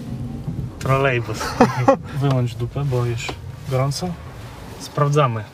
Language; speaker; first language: Polish; non-native, fluent; Ukrainian